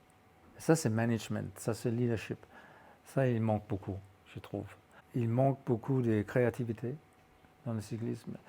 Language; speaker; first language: French; non-native, fluent; Danish